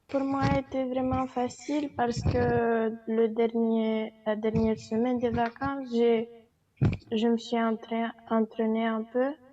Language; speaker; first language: French; non-native, learner; Romanian